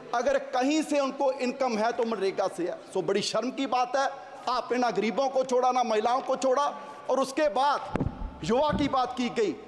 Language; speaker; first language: Hindi; native; Hindi